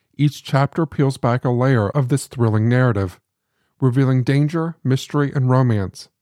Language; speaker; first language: English; native; English